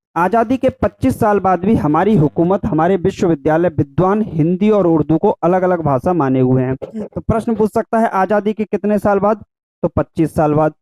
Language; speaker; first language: Hindi; native; Hindi